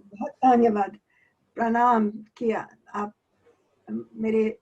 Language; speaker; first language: Hindi; non-native, learner; English